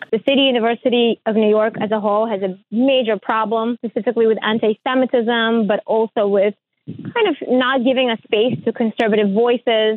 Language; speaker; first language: English; early bilingual, other home language; Ukrainian